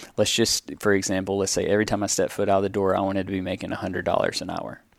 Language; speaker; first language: English; native; English